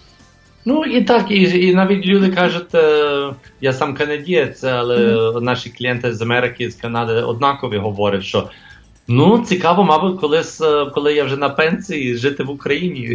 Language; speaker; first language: Ukrainian; early bilingual, heritage; English